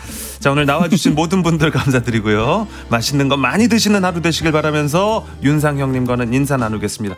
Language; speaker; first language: Korean; native; Korean